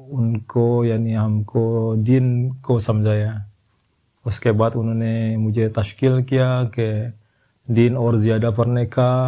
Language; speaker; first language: Urdu; non-native, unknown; Indonesian